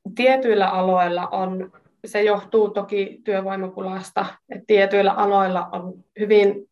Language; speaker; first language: Finnish; non-native, fluent; Hungarian